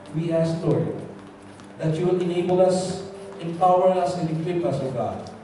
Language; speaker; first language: English; non-native, local second language; Filipino